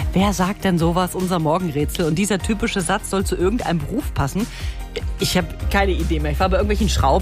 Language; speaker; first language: German; native; German